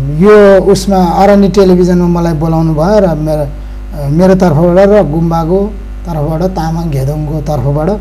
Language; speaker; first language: Nepali; non-native, local second language; Eastern Tamang